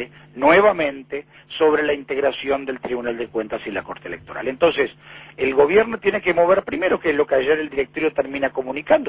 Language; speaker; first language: Spanish; native; Spanish